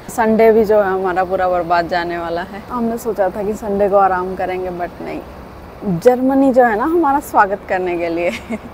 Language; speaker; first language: Hindi; native; Hindi